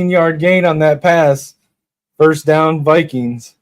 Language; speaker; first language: English; native; English